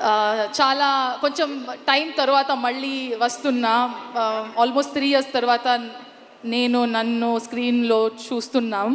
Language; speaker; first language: Telugu; non-native, learner; Kannada